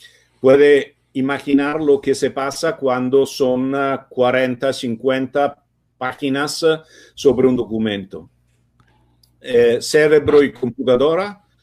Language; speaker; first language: Spanish; non-native, fluent; Italian